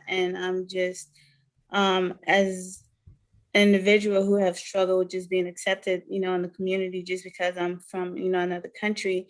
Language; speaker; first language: English; non-native, fluent; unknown